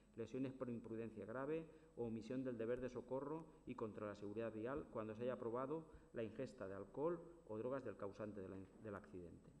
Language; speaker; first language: Spanish; non-native, local second language; Catalan